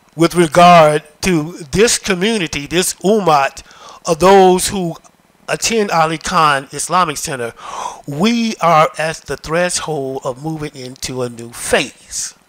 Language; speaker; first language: English; native; English